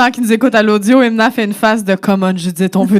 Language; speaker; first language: French; native; French